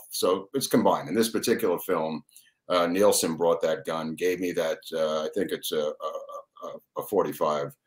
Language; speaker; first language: English; native; English